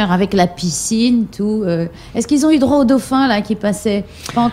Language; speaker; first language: French; native; French